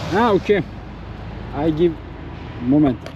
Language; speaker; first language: English; non-native, learner; Turkish